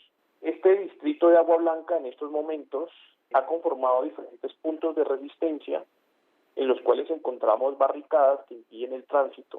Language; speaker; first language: Spanish; native; Spanish